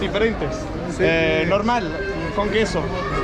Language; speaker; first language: Spanish; non-native, fluent; Danish